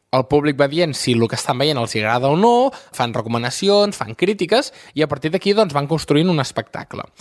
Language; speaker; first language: Catalan; native; Catalan